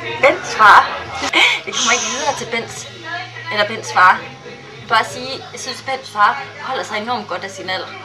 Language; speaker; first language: Danish; native; Danish